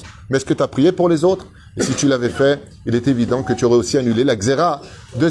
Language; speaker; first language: French; native; French